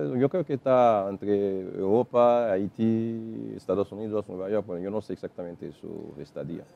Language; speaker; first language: Spanish; non-native, fluent; Haitian Creole